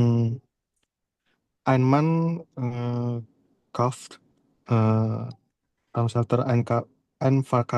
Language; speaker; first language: German; non-native, learner; Indonesian